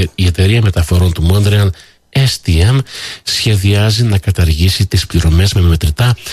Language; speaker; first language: Greek; native; Greek